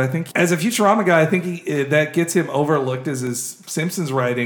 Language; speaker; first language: English; native; English